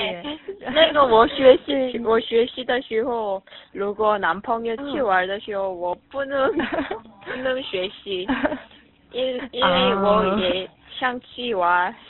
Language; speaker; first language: Chinese; non-native, learner; Korean